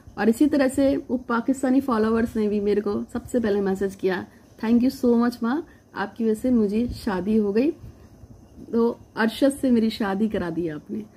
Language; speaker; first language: Hindi; native; Hindi